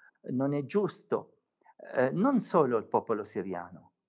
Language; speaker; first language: Italian; non-native, fluent; Arabic